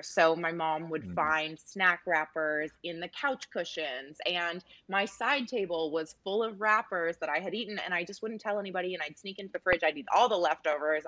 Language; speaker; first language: English; native; English